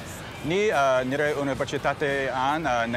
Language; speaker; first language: Basque; non-native, learner; English